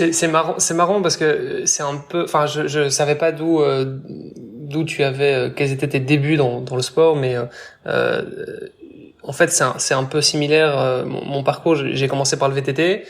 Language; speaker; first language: French; native; French